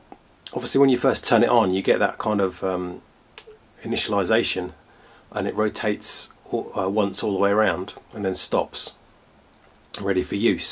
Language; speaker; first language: English; native; English